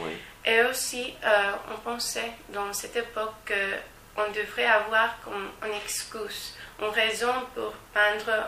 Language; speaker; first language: French; non-native, learner; Spanish